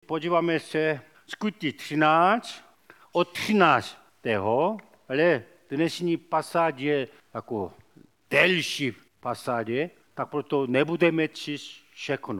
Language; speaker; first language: Czech; non-native, learner; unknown